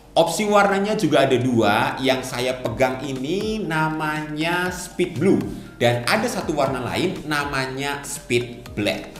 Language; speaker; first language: Indonesian; native; Indonesian